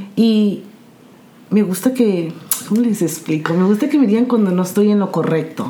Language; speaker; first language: Spanish; early bilingual, heritage; Spanish